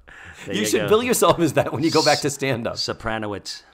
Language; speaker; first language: English; native; English